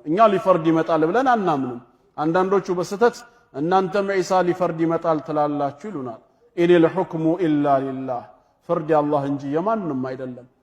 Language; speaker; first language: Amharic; non-native, local second language; Oromo